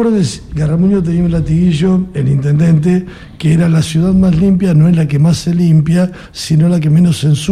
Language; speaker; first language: Spanish; native; Spanish